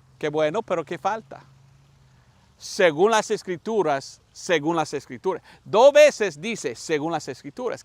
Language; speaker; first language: Spanish; non-native, fluent; English